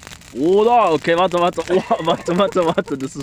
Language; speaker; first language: German; native; German